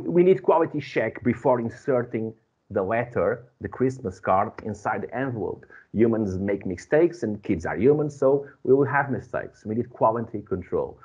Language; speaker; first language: English; non-native, fluent; Portuguese